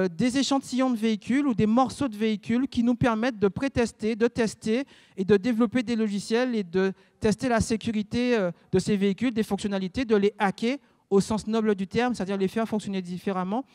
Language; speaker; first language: French; native; French